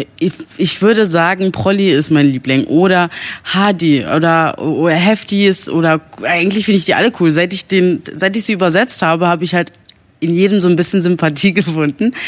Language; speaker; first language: German; early bilingual, other home language; Italian